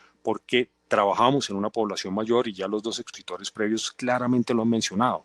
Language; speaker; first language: Spanish; native; Spanish